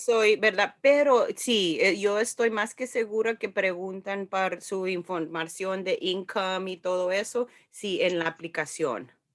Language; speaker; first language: Spanish; early bilingual, heritage; Spanish